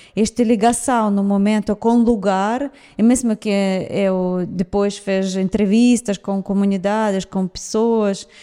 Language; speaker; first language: Portuguese; non-native, fluent; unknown